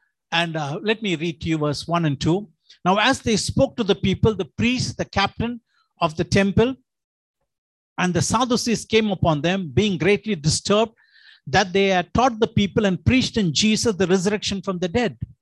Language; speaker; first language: English; non-native, local second language; Tamil